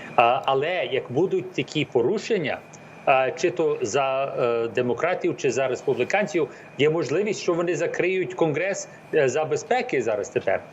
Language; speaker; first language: Ukrainian; early bilingual, heritage; Ukrainian